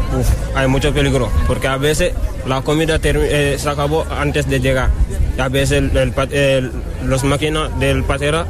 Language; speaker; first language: Spanish; non-native, learner; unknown